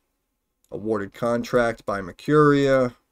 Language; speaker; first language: English; native; English